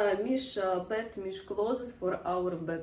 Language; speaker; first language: Arabic; non-native, learner; Russian